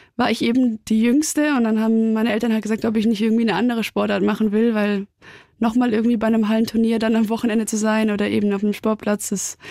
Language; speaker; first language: German; native; German